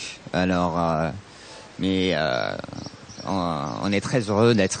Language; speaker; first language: French; non-native, fluent; English